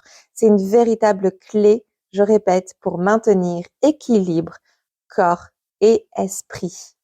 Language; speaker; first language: French; native; French